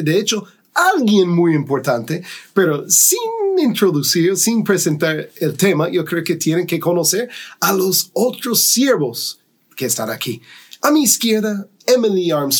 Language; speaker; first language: Spanish; non-native, fluent; English